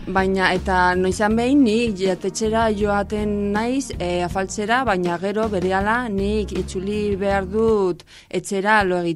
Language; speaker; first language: Basque; non-native, local second language; Spanish